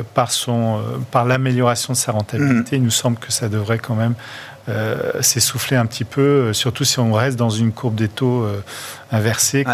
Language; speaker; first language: French; non-native, fluent; Portuguese